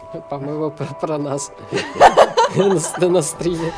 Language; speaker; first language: Russian; native; Russian